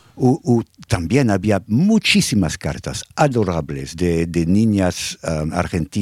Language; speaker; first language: Spanish; non-native, fluent; English